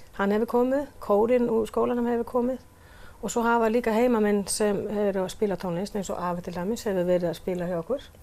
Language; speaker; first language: Icelandic; non-native, fluent; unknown